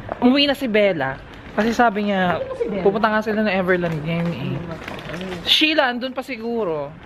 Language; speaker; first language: Filipino; native; Filipino